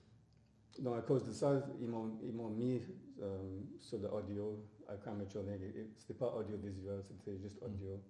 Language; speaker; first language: French; non-native, fluent; English